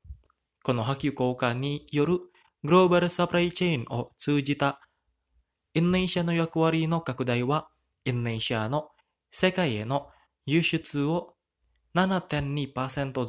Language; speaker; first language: Japanese; non-native, fluent; Indonesian